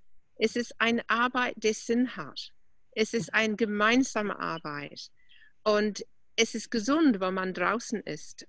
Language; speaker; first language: German; non-native, fluent; English